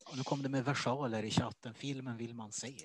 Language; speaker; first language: Swedish; native; Swedish